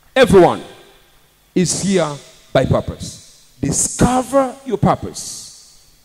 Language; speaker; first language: English; non-native, local second language; Swahili